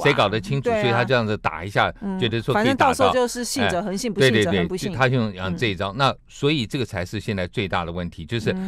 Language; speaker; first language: Chinese; native; Chinese